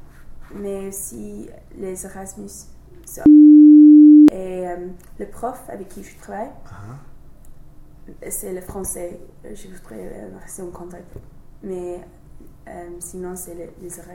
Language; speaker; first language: French; non-native, learner; English